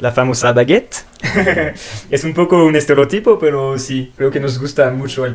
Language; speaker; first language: Spanish; non-native, learner; French